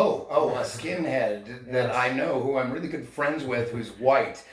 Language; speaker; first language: English; native; English